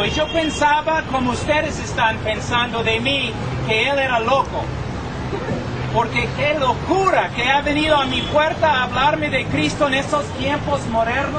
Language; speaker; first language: Spanish; non-native, fluent; English